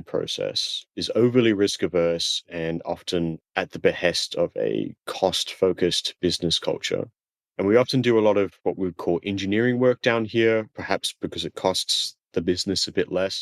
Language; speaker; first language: English; native; English